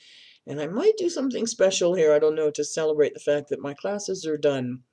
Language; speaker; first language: English; native; English